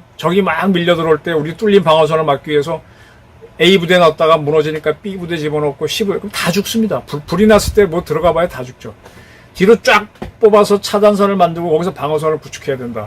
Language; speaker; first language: Korean; native; Korean